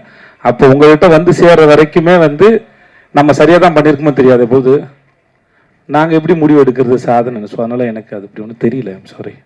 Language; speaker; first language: Tamil; native; Tamil